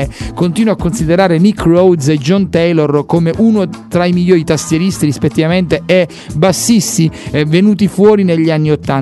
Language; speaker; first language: Italian; native; Italian